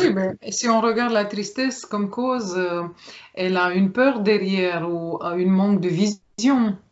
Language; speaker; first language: French; non-native, fluent; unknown